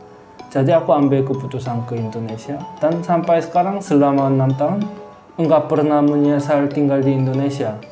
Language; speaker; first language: Indonesian; non-native, fluent; Korean